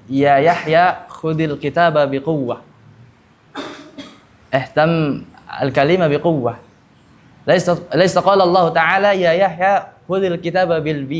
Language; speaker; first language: Arabic; non-native, learner; Indonesian